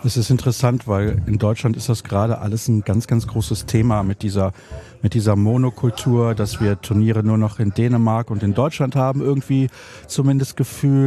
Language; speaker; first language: German; native; German